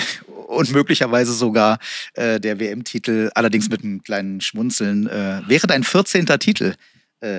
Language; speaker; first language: German; native; German